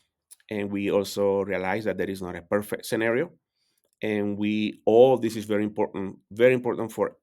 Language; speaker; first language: English; non-native, fluent; Spanish